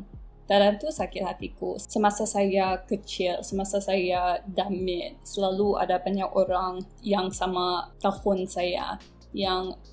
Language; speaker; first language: Indonesian; non-native, local second language; English